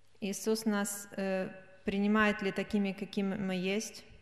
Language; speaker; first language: Polish; non-native, learner; Russian